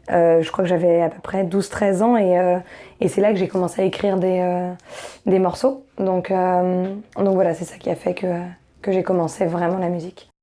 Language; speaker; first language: French; native; French